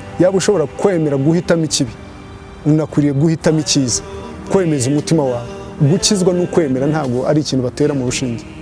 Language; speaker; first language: Kinyarwanda; early bilingual, heritage; Kinyarwanda